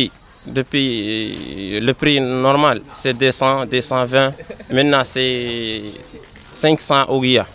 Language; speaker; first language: French; non-native, learner; Arabic